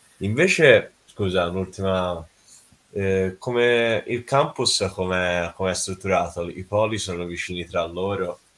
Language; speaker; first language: Italian; native; Italian